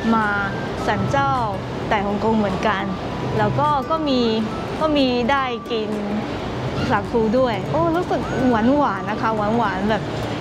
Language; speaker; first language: Thai; non-native, fluent; Chinese